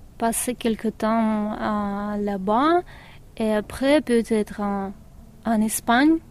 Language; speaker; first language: French; non-native, learner; Russian